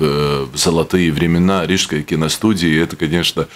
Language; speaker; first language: Russian; non-native, fluent; Latvian